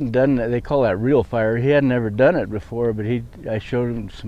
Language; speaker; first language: English; native; English